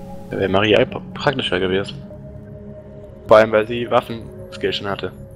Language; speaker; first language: German; native; German